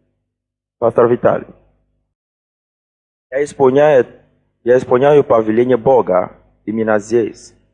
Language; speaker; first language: Russian; non-native, fluent; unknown